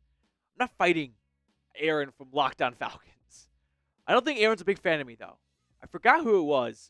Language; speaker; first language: English; native; English